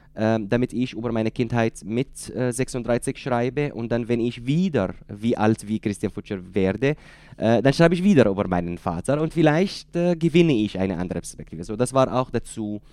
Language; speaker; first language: German; non-native, fluent; Arabic